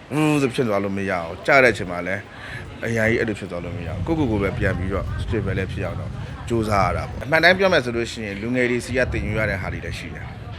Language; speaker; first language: Burmese; non-native, local second language; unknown